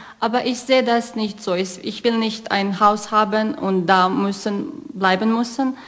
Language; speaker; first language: German; non-native, fluent; Croatian